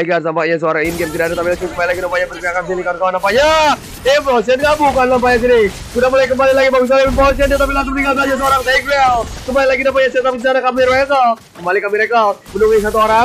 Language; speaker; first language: Indonesian; native; Indonesian